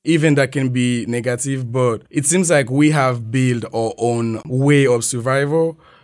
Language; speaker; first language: English; non-native, fluent; French